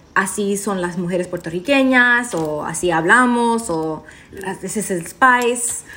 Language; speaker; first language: Spanish; early bilingual, other home language; English